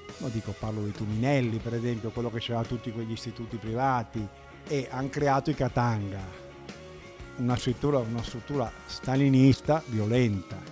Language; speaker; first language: Italian; native; Italian